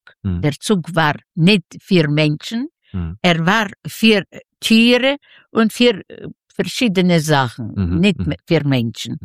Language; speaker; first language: German; non-native, learner; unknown